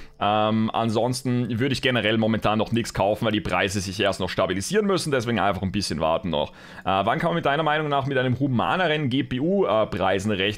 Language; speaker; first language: German; native; German